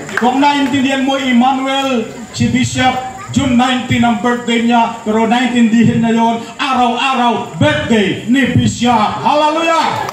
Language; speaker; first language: Filipino; non-native, local second language; Pampanga